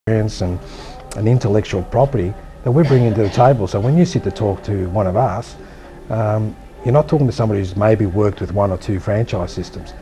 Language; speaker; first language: English; native; English